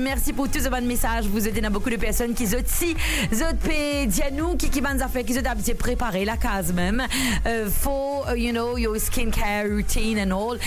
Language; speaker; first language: French; non-native, local second language; Morisyen